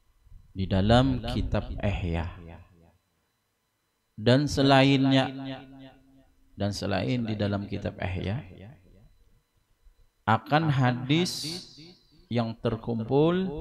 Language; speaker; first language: Indonesian; non-native, local second language; Banjar